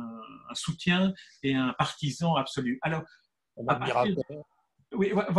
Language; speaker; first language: French; native; French